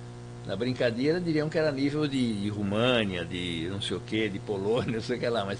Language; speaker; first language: Portuguese; native; Portuguese